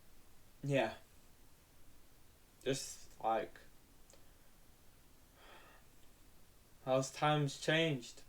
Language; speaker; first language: English; native; English